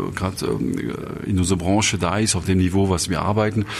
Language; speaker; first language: German; non-native, fluent; French